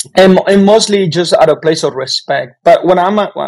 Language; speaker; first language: English; non-native, fluent; Spanish